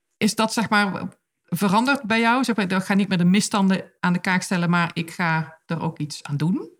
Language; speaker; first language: Dutch; native; Dutch